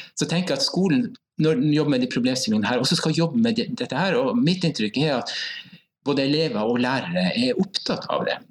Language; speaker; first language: Norwegian; native; Norwegian